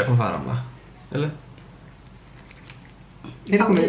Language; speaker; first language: Swedish; early bilingual, other home language; Thai